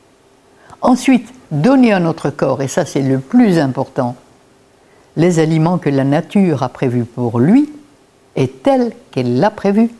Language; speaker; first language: French; native; French